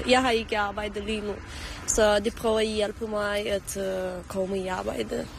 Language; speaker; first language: Danish; early bilingual, other home language; Romanian